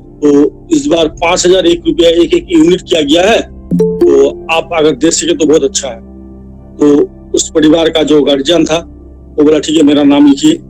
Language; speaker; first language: Hindi; non-native, local second language; Assamese